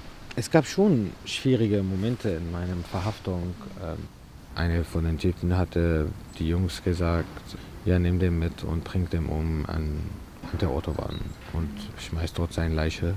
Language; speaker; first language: German; non-native, fluent; Arabic